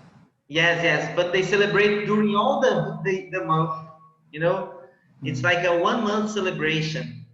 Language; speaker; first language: English; non-native, fluent; Portuguese